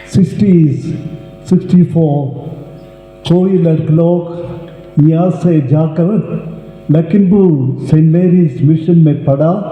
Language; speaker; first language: Hindi; non-native, local second language; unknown